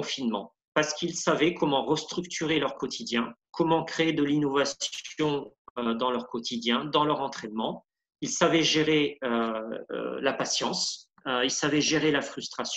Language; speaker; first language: French; native; French